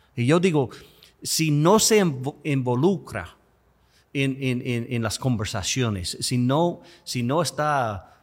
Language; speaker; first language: Spanish; non-native, fluent; English